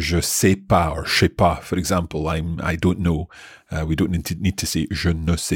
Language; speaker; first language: French; non-native, fluent; English